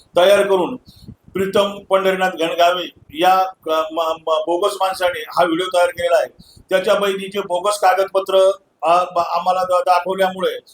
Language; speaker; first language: Marathi; native; Marathi